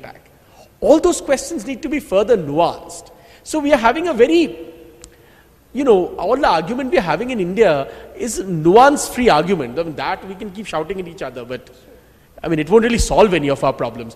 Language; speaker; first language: English; non-native, local second language; Bangla